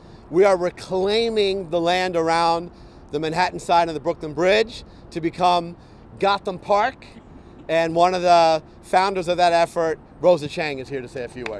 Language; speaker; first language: English; native; English